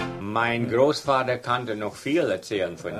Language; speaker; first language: German; early bilingual, heritage; German